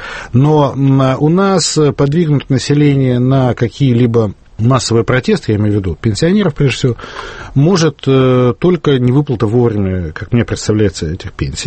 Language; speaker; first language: Russian; native; Russian